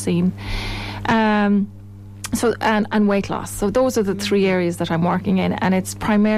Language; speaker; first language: English; native; English